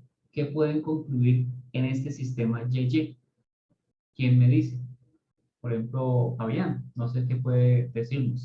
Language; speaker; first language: Spanish; native; Spanish